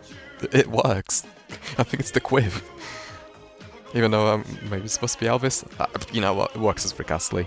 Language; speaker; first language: English; native; English